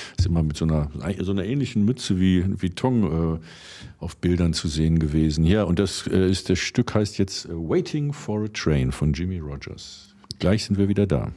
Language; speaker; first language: German; native; German